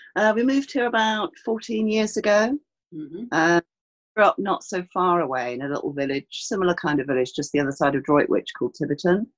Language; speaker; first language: English; native; English